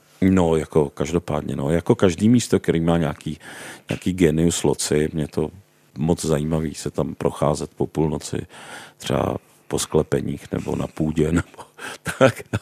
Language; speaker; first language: Czech; native; Czech